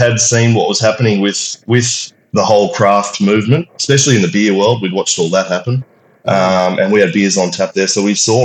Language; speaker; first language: English; native; English